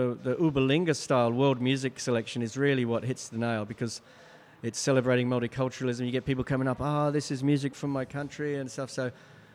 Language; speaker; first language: English; native; English